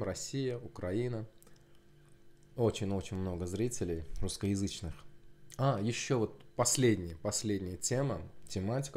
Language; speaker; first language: Russian; non-native, local second language; Azerbaijani